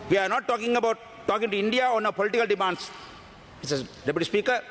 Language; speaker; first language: English; non-native, local second language; Tamil